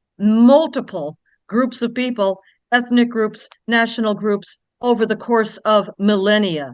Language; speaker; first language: English; native; English